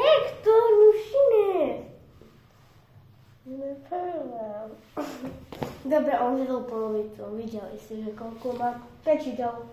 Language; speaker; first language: Slovak; non-native, local second language; Romany